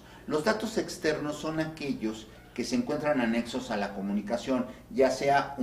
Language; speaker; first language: Spanish; native; Spanish